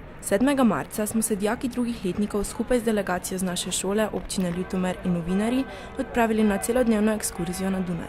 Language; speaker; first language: Slovenian; native; Slovenian